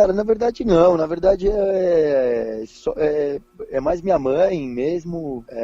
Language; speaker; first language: Portuguese; native; Portuguese